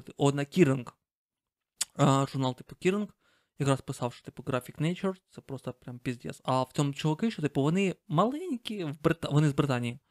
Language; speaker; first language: Ukrainian; non-native, local second language; Russian